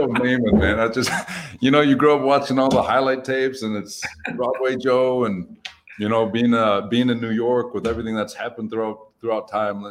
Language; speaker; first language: English; native; English